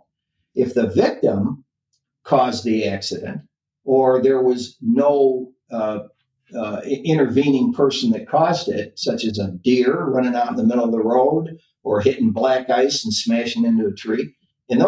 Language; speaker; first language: English; native; English